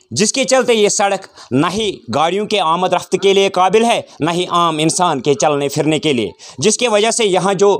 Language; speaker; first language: Urdu; non-native, local second language; Kashmiri